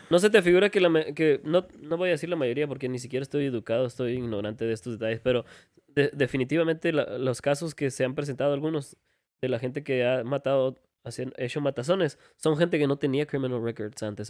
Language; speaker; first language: Spanish; native; Spanish